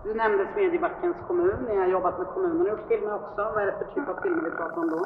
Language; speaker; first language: Swedish; native; Swedish